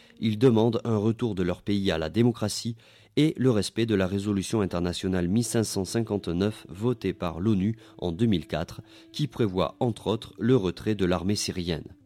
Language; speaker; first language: French; native; French